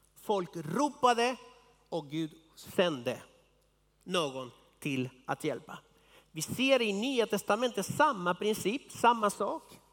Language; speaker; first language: Swedish; non-native, fluent; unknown